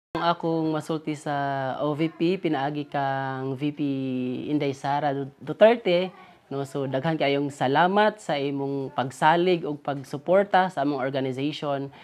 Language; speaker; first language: Cebuano; non-native, local second language; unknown